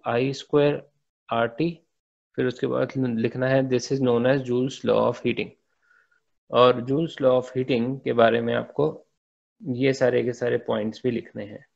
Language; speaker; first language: Hindi; native; Hindi